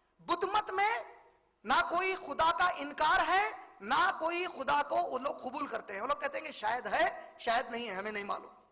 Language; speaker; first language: Urdu; native; Urdu